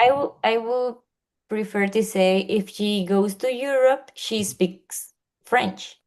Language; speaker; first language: English; non-native, learner; Spanish